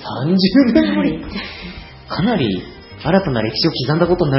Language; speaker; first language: Japanese; native; Japanese